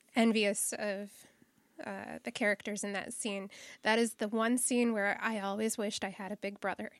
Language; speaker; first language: English; native; English